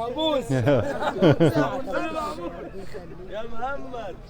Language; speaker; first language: Arabic; native; Arabic